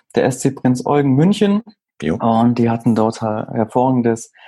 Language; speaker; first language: German; native; German